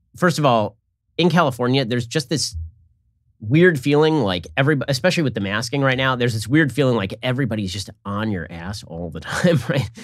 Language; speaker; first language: English; native; English